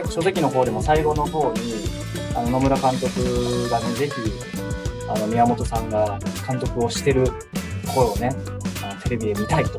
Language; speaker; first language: Japanese; native; Japanese